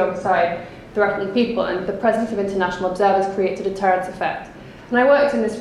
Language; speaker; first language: English; native; English